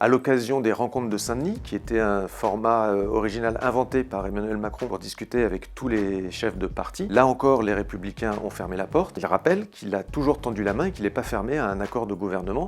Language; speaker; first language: French; native; French